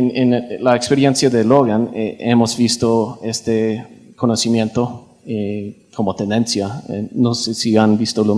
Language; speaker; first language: Spanish; non-native, fluent; English